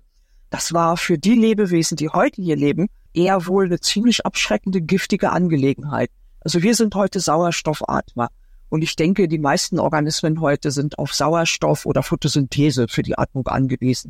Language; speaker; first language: German; native; German